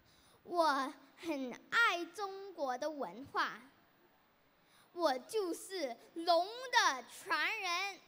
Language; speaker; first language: Chinese; early bilingual, heritage; Chinese